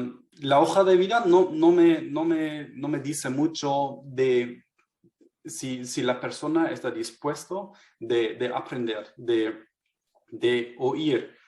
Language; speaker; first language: Spanish; non-native, fluent; German